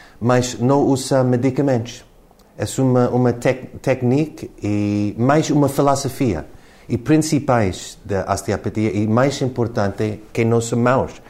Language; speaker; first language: Portuguese; non-native, learner; English